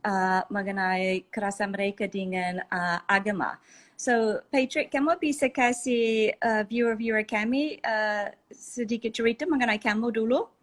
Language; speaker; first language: Indonesian; non-native, fluent; English